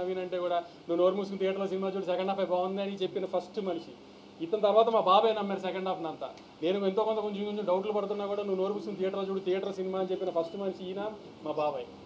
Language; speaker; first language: Telugu; native; Telugu